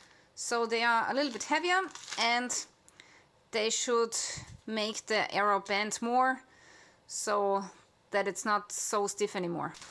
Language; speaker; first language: English; non-native, fluent; German